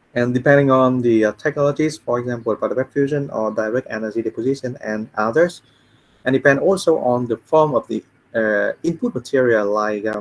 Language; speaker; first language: English; non-native, fluent; Vietnamese